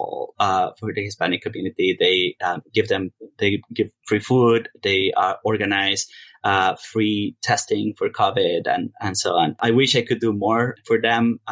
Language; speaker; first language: English; non-native, fluent; Spanish